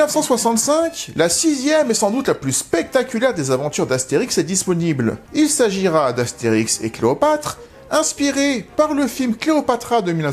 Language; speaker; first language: French; native; French